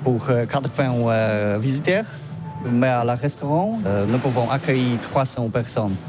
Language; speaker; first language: French; non-native, learner; Polish